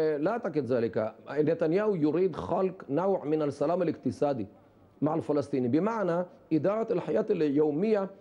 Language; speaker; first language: Arabic; non-native, fluent; Hebrew